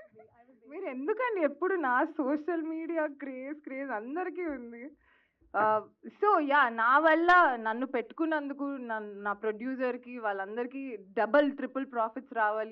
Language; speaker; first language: Telugu; native; Telugu